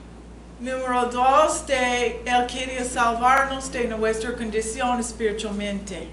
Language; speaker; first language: Spanish; non-native, fluent; English